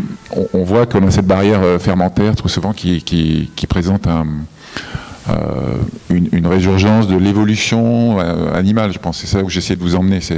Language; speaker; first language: French; native; French